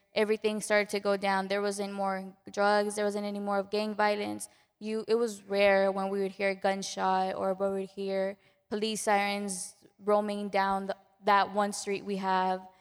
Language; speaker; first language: English; early bilingual, other home language; Spanish